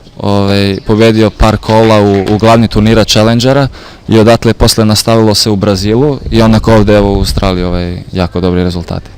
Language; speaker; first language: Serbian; early bilingual, heritage; Serbian